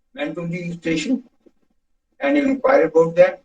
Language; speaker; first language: English; non-native, local second language; Punjabi